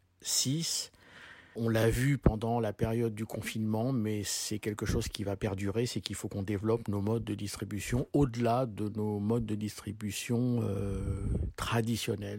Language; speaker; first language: French; native; French